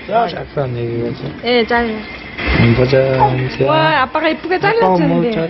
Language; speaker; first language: Korean; non-native, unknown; Mongolian